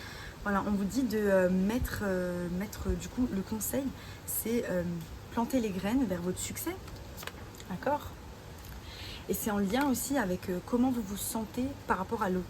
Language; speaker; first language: French; native; French